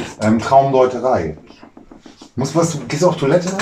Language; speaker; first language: German; native; German